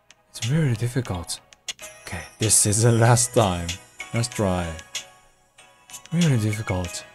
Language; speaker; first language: English; non-native, fluent; Japanese